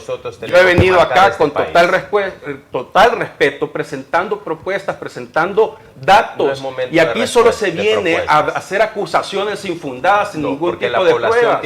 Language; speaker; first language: Spanish; native; Spanish